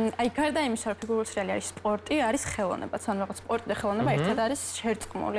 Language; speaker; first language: Georgian; native; Georgian